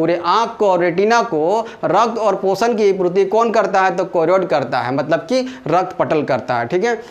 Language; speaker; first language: Hindi; native; Hindi